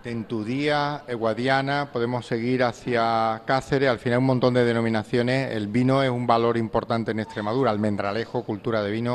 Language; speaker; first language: Spanish; native; Spanish